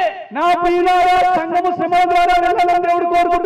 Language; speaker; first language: Telugu; native; Telugu